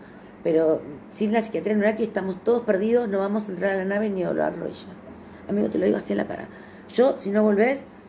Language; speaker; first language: Spanish; native; Spanish